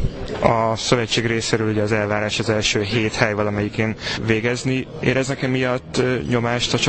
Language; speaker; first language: Hungarian; native; Hungarian